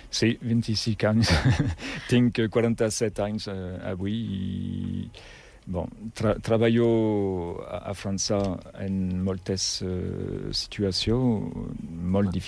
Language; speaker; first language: Catalan; non-native, learner; French